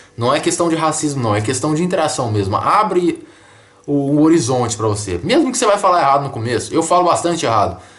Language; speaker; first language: Portuguese; native; Portuguese